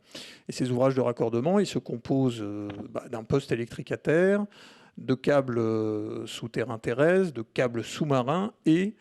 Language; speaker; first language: French; native; French